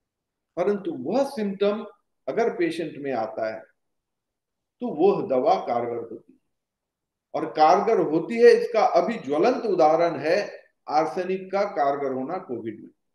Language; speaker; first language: Hindi; native; Hindi